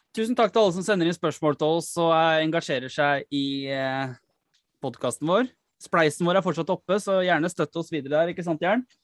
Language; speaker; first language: Norwegian; native; Norwegian